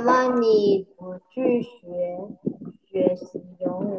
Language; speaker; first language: Chinese; non-native, learner; Vietnamese